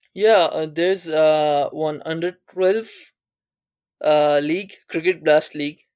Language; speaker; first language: English; non-native, local second language; Urdu